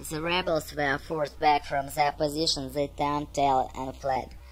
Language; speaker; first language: English; non-native, fluent; Russian